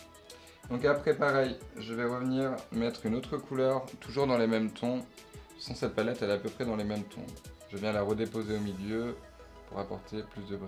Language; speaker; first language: French; native; French